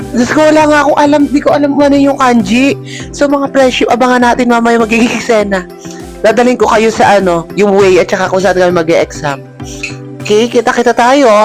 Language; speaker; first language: Filipino; native; Filipino